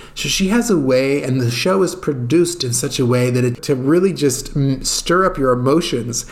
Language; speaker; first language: English; native; English